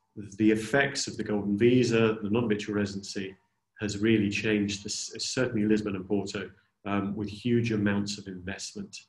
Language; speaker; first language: English; native; English